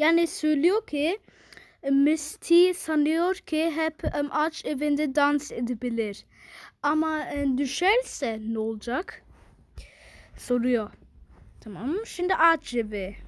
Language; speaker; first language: Turkish; early bilingual, heritage; Turkish